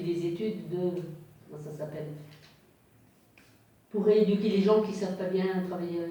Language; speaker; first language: French; native; French